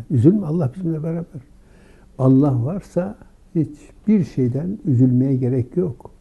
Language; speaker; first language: Turkish; native; Turkish